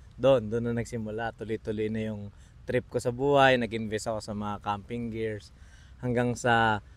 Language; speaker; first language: Filipino; native; Filipino